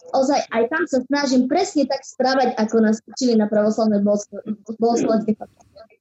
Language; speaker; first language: Slovak; native; Slovak